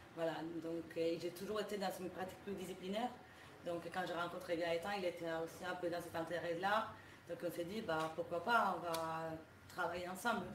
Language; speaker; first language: French; non-native, fluent; Spanish